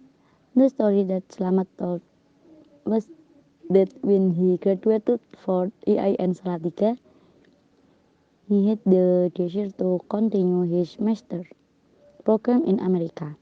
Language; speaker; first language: English; non-native, learner; Indonesian